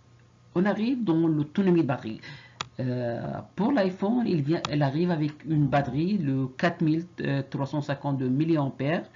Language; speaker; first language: French; non-native, fluent; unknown